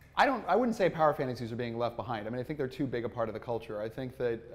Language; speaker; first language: English; native; English